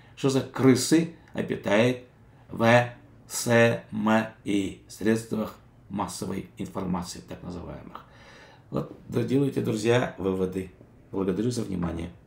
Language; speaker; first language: Russian; non-native, local second language; Kazakh